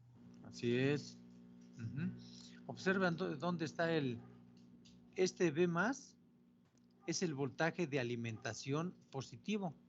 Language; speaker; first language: Spanish; native; Spanish